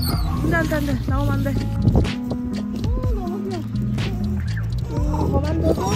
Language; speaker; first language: Korean; native; Korean